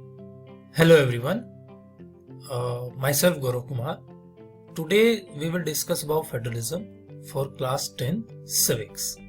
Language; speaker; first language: English; non-native, local second language; Hindi